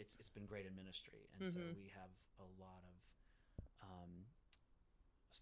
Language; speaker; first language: English; early bilingual, other home language; Spanish